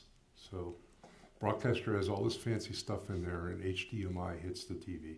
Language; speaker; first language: English; native; English